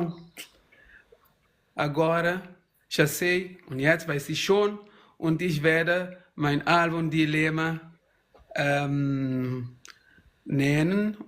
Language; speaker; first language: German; non-native, fluent; Kabuverdianu